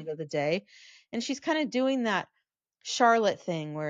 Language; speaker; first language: English; native; English